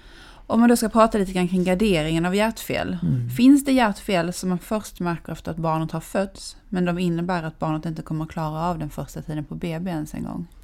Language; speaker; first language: Swedish; native; Swedish